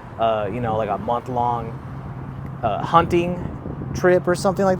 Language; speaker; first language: English; native; English